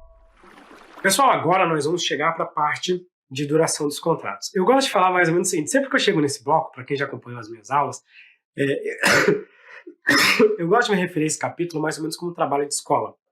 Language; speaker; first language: Portuguese; native; Portuguese